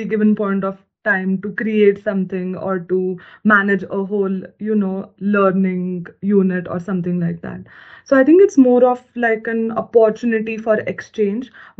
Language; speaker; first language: English; non-native, local second language; Marathi